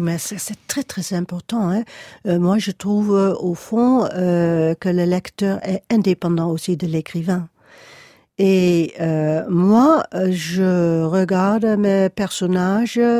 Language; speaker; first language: French; non-native, fluent; Dutch